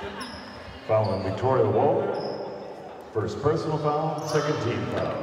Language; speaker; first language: English; non-native, fluent; Danish